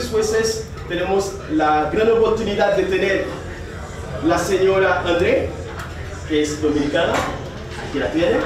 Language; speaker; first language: Spanish; non-native, fluent; Haitian Creole